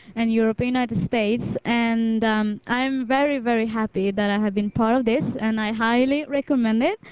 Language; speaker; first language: English; non-native, fluent; Swedish